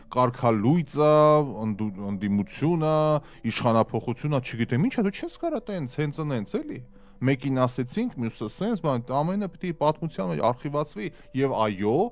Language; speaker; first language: Armenian; native; Armenian